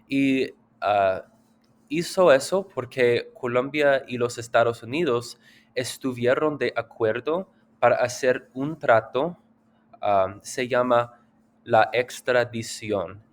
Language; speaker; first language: Spanish; non-native, learner; English